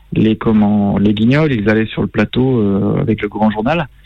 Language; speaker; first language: French; native; French